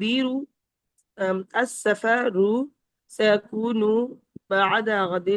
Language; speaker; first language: Arabic; non-native, learner; Urdu